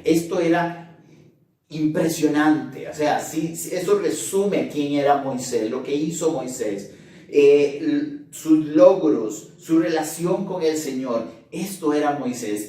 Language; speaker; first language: Spanish; native; Spanish